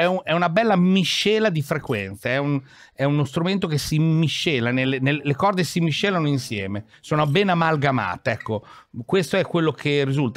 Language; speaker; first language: Italian; native; Italian